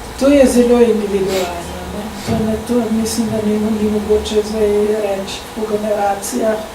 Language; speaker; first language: Slovenian; early bilingual, heritage; Slovenian